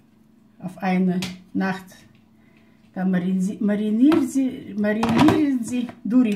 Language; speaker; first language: German; non-native, fluent; Russian